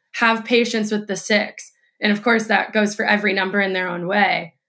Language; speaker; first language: English; native; English